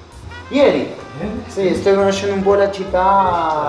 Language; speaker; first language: Italian; non-native, learner; Spanish